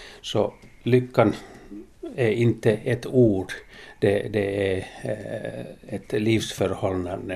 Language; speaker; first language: Swedish; non-native, local second language; Finnish